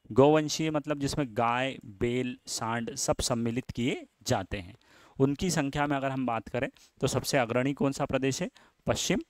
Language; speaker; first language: Hindi; native; Hindi